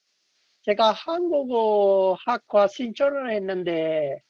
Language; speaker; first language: Korean; non-native, learner; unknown